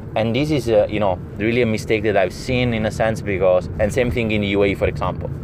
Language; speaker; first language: English; non-native, fluent; Italian